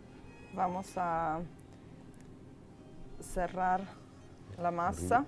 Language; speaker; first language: Spanish; non-native, fluent; Italian